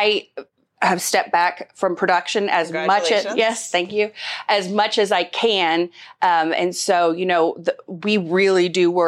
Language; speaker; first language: English; native; English